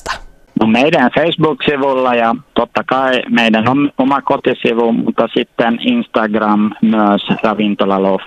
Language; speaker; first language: Finnish; non-native, local second language; Swedish